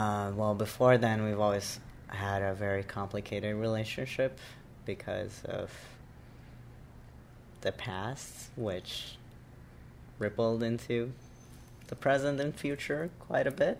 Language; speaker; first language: English; non-native, fluent; Portuguese